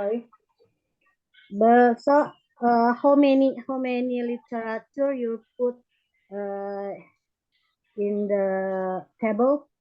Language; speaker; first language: English; non-native, learner; Indonesian